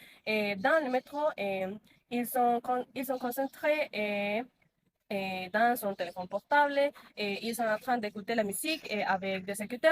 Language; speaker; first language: French; non-native, learner; Spanish